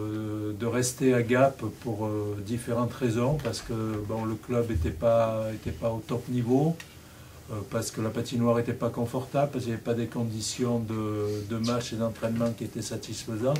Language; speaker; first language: French; native; French